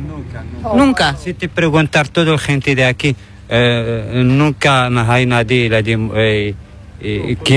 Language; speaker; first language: Spanish; non-native, learner; Arabic